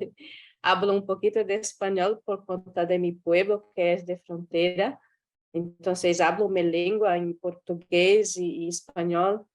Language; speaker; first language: Spanish; non-native, fluent; Guarani